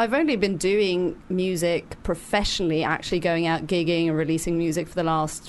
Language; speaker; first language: English; non-native, fluent; Norwegian